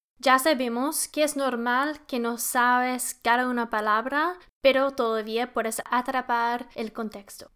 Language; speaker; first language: Spanish; non-native, learner; English